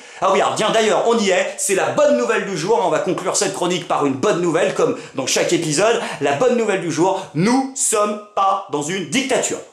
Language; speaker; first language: French; native; French